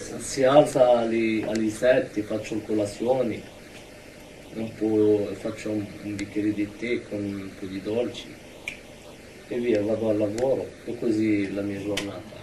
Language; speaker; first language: Italian; non-native, learner; Arabic